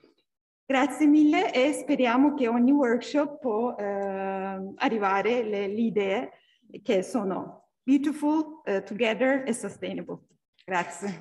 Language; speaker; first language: Italian; non-native, learner; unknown